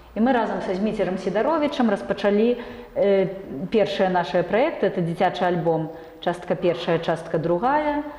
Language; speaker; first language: Belarusian; non-native, local second language; Russian